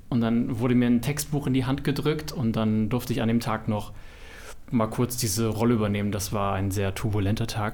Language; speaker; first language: German; native; German